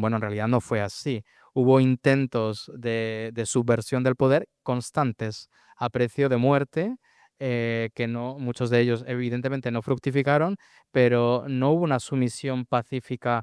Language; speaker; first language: Spanish; native; Spanish